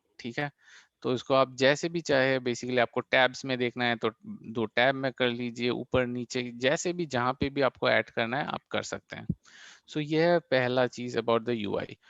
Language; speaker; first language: Hindi; non-native, local second language; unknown